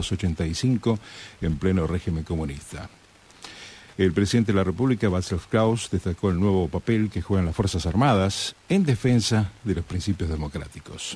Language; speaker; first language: Spanish; native; Spanish